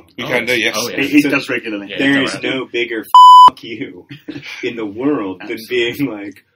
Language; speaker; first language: English; native; English